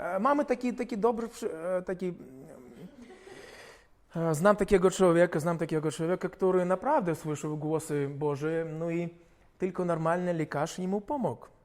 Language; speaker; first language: Polish; non-native, fluent; Ukrainian